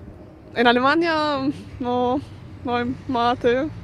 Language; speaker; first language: Spanish; non-native, fluent; German